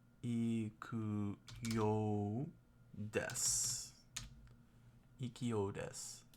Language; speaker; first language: Japanese; non-native, learner; English